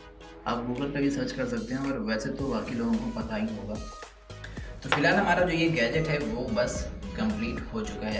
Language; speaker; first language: Hindi; native; Hindi